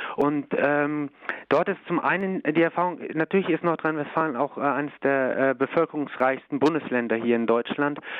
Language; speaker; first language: German; early bilingual, other home language; Albanian